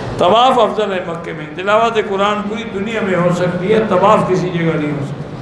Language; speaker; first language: Urdu; early bilingual, heritage; Urdu